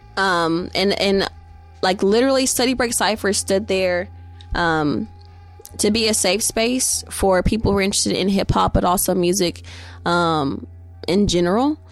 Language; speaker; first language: English; native; English